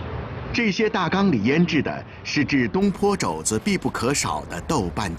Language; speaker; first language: Chinese; native; Chinese